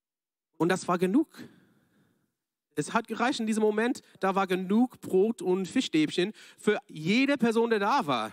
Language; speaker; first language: German; non-native, fluent; English